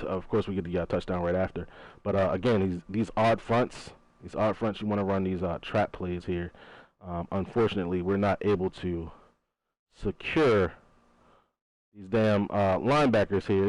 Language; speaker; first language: English; native; English